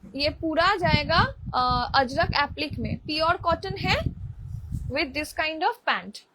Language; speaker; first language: Hindi; non-native, local second language; Bangla